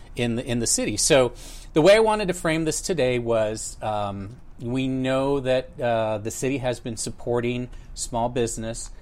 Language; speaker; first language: English; native; English